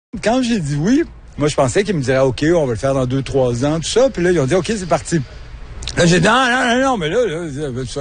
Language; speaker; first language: French; native; French